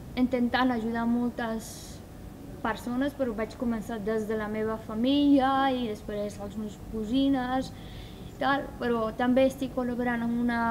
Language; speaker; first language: Catalan; non-native, learner; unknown